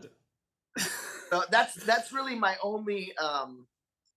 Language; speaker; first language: English; native; English